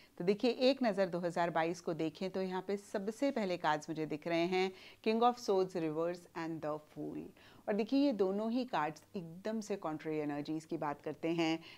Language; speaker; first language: Hindi; native; Hindi